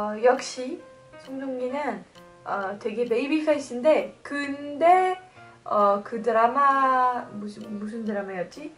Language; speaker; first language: Korean; non-native, fluent; French